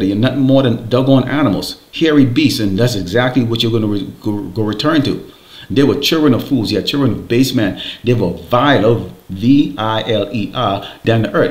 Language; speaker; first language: English; native; English